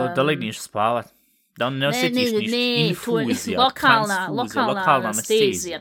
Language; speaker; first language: Bosnian; native; Bosnian